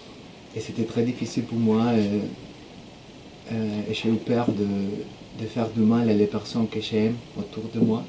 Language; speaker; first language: French; non-native, fluent; Spanish